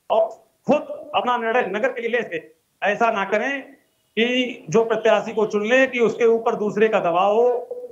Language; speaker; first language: Hindi; native; Hindi